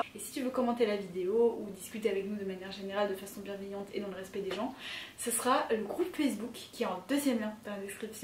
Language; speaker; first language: French; native; French